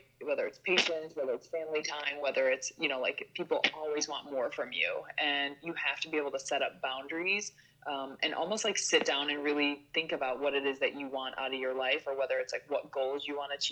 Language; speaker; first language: English; native; English